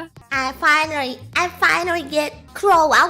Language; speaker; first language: English; non-native, learner; Japanese